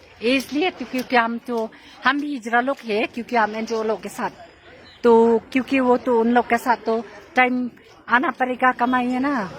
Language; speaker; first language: Hindi; non-native, local second language; Khasi